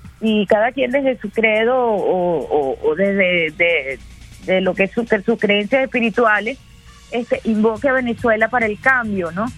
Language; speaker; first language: Spanish; native; Spanish